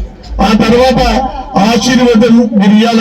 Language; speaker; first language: Telugu; native; Telugu